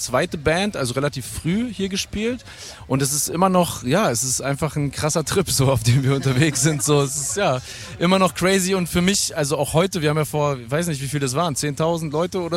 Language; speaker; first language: German; native; German